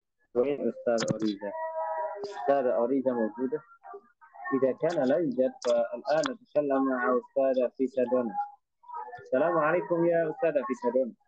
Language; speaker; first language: Arabic; non-native, fluent; Indonesian